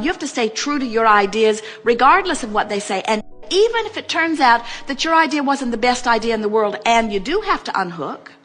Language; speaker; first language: English; native; English